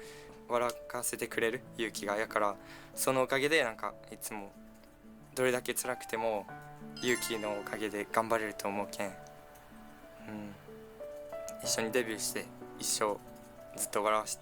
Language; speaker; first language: Japanese; native; Japanese